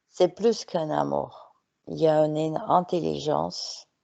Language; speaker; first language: French; non-native, fluent; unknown